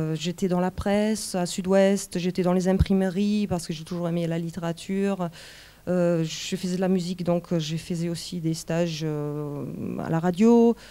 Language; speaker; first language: French; non-native, fluent; German